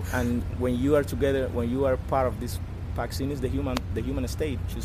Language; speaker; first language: English; non-native, fluent; Spanish